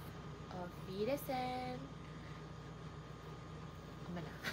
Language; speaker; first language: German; non-native, learner; Filipino